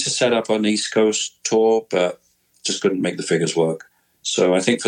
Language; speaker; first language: English; native; English